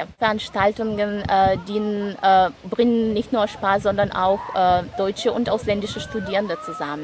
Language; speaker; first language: German; non-native, fluent; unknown